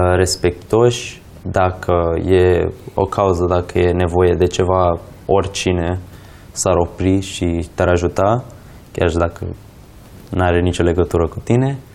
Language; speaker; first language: Romanian; early bilingual, other home language; Arabic